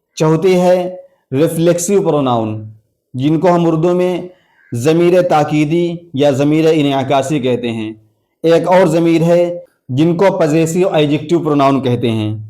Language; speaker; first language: Urdu; native; Urdu